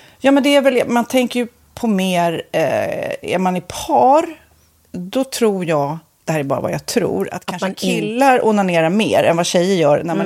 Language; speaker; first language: Swedish; native; Swedish